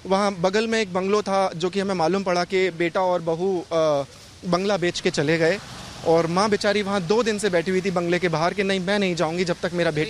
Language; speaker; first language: Hindi; native; Hindi